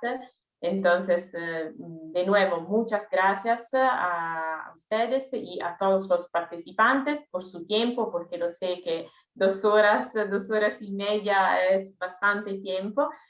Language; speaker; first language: Spanish; non-native, fluent; Italian